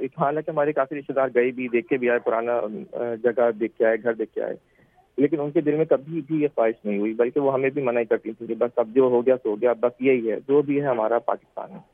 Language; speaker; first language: Urdu; native; Urdu